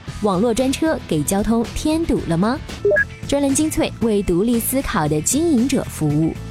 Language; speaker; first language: Chinese; native; Chinese